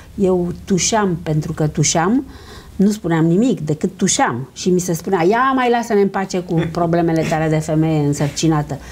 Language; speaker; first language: Romanian; early bilingual, heritage; Romanian